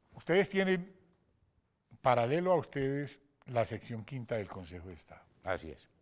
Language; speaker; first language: Spanish; native; Spanish